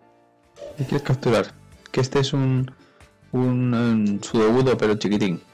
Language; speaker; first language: Spanish; native; Spanish